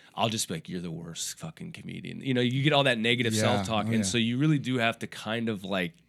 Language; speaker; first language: English; native; English